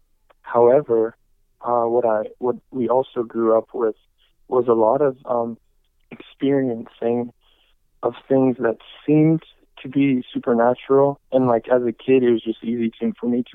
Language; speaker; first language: English; native; English